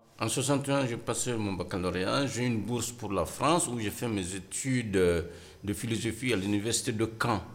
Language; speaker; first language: French; non-native, local second language; Mandingo